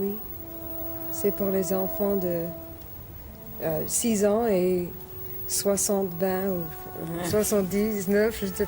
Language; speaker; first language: French; non-native, learner; English